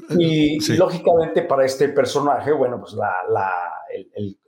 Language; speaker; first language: Spanish; native; Spanish